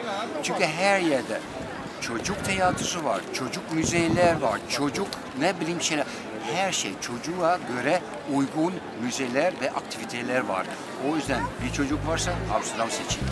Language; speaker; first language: Turkish; non-native, fluent; Dutch